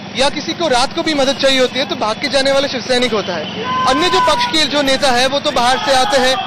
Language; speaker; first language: Hindi; non-native, local second language; Marathi